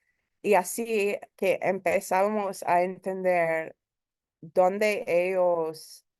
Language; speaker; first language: Spanish; early bilingual, heritage; Spanish